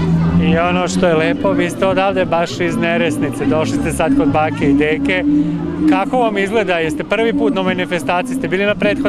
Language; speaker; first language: Serbian; native; Serbian